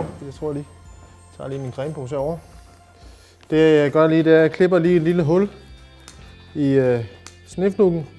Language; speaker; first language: Danish; native; Danish